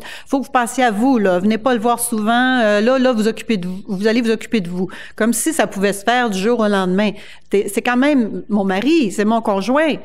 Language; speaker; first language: French; native; French